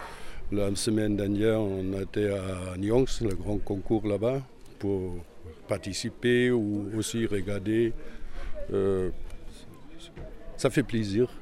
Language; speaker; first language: French; non-native, learner; German